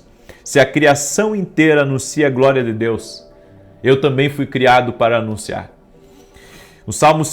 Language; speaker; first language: Portuguese; native; Portuguese